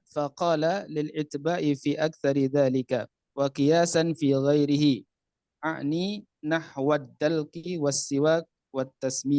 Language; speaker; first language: Arabic; non-native, fluent; Indonesian